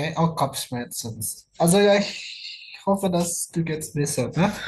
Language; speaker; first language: German; non-native, fluent; Indonesian